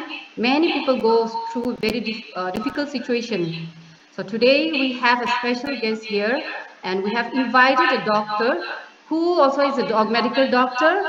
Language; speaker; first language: English; non-native, local second language; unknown